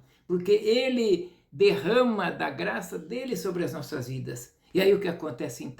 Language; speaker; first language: Portuguese; native; Portuguese